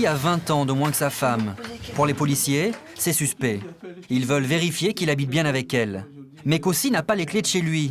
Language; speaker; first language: French; native; French